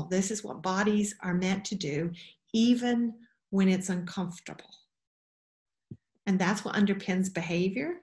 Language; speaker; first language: English; native; English